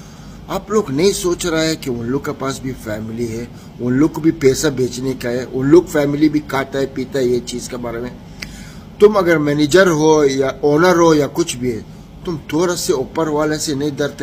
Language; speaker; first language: Hindi; non-native, fluent; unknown